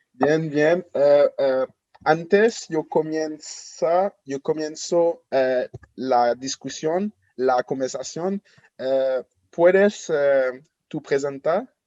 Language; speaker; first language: Spanish; non-native, learner; French